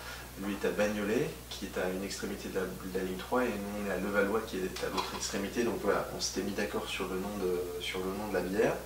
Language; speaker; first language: French; native; French